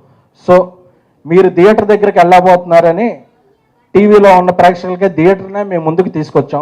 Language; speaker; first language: Telugu; native; Telugu